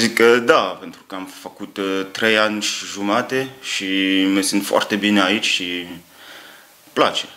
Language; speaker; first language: Romanian; non-native, learner; French